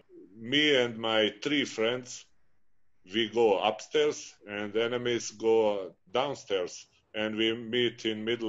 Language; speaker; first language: English; non-native, fluent; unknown